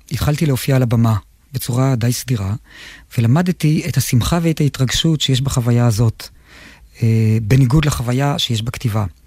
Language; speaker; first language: Hebrew; native; Hebrew